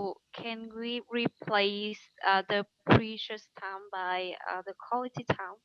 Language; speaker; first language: English; non-native, learner; Vietnamese